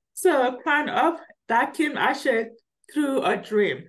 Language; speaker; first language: English; early bilingual, other home language; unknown